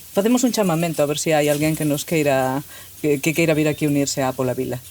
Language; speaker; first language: Galician; native; Galician